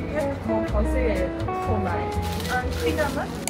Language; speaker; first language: French; non-native, learner; English